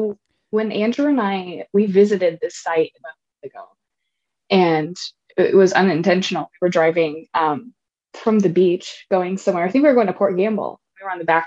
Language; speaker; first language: English; native; English